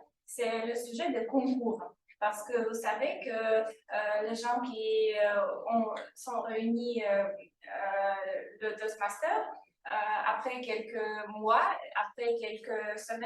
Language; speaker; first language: French; non-native, fluent; Russian